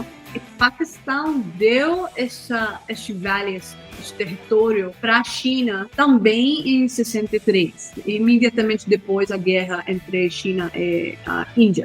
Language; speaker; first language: Portuguese; non-native, fluent; Hindi